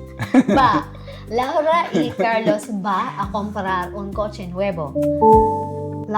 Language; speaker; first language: Spanish; non-native, learner; Filipino